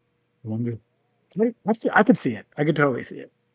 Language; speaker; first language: English; native; English